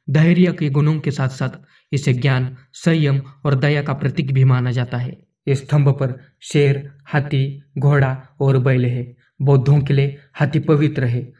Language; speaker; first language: Hindi; non-native, local second language; Marathi